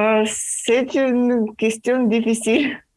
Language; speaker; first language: French; non-native, learner; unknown